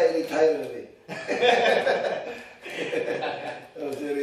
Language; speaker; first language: English; non-native, learner; Indonesian